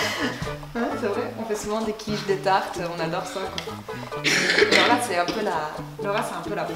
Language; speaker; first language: French; native; French